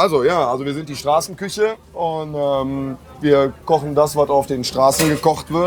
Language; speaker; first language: German; native; German